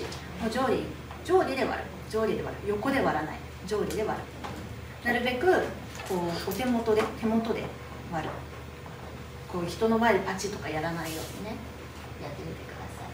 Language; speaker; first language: Japanese; native; Japanese